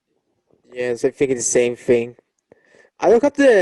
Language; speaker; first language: English; non-native, learner; Spanish